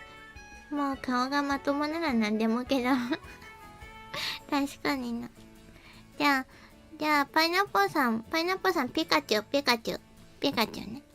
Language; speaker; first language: Japanese; native; Japanese